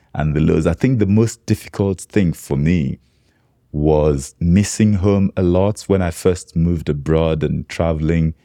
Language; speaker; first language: English; non-native, local second language; Igbo